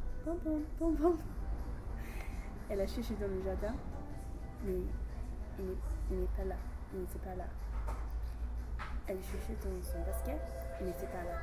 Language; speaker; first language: French; non-native, learner; English